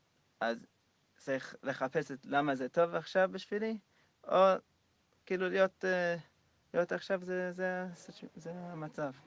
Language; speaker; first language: Hebrew; non-native, fluent; English